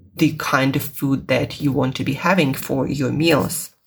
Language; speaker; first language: English; non-native, fluent; Russian